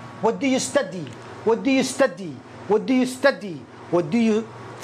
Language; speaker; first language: English; non-native, fluent; Arabic